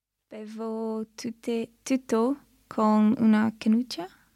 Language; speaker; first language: Italian; non-native, learner; English